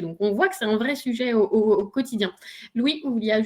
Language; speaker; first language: French; native; French